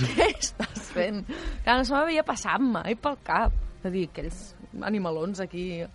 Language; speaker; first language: Catalan; native; Catalan